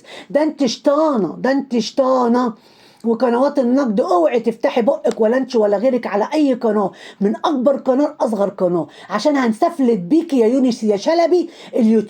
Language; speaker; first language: Arabic; native; Arabic